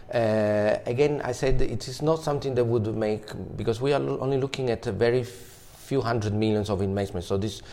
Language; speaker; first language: English; non-native, fluent; Italian